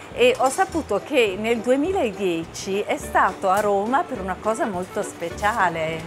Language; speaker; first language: Italian; native; Italian